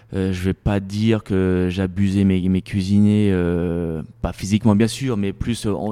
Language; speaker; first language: French; native; French